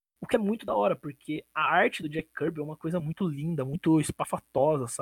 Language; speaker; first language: Portuguese; native; Portuguese